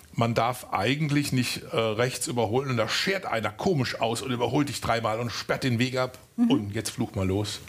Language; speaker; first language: German; native; German